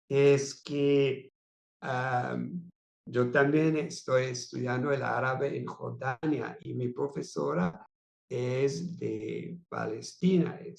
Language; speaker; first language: Spanish; non-native, fluent; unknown